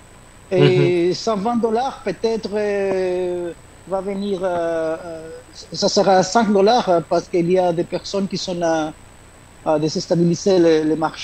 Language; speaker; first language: French; non-native, fluent; Spanish